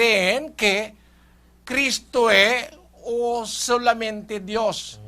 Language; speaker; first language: Spanish; non-native, fluent; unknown